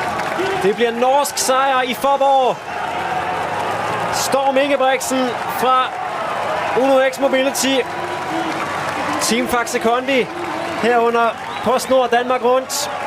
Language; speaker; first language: Danish; native; Danish